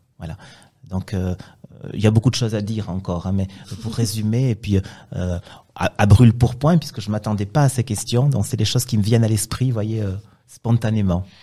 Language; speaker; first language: French; native; French